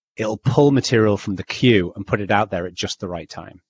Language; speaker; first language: English; native; English